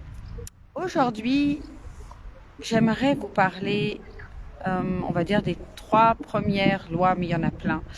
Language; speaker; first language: French; native; French